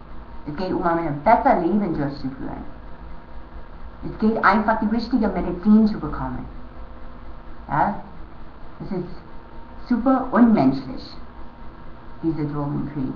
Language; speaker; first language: German; non-native, fluent; English